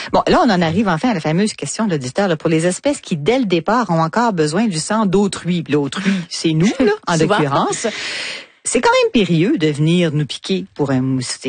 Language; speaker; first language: French; native; French